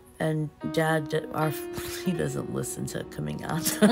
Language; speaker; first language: English; early bilingual, other home language; Portuguese